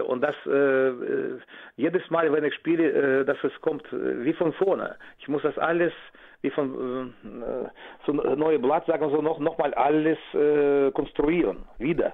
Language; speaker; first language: German; non-native, fluent; Russian